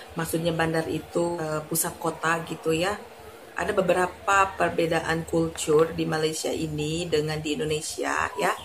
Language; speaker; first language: Indonesian; native; Indonesian